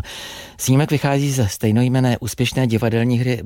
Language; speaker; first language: Czech; native; Czech